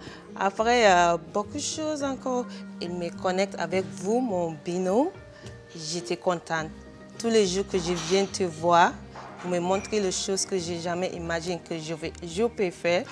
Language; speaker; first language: French; non-native, learner; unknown